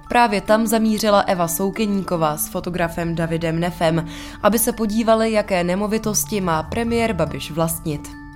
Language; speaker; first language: Czech; native; Czech